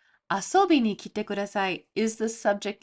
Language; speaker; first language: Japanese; non-native, fluent; English